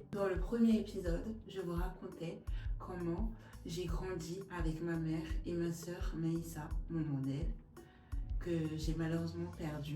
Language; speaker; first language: French; native; French